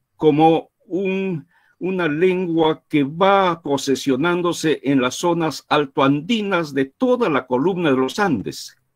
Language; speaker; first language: Spanish; native; Spanish